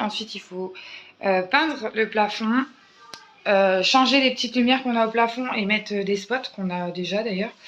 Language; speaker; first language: French; native; French